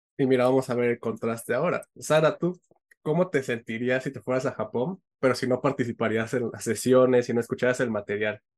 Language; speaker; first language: Spanish; native; Spanish